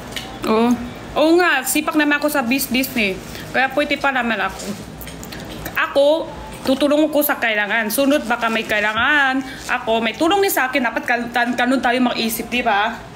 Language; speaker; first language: Filipino; non-native, learner; Chinese